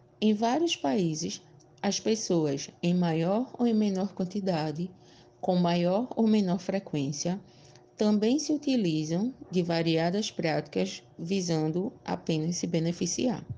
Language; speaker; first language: Portuguese; native; Portuguese